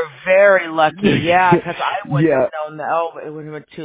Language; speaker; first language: English; native; English